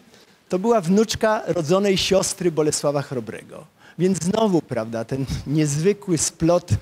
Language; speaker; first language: Polish; native; Polish